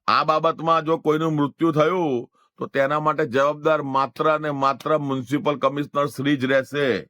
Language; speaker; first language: Gujarati; non-native, local second language; Hindi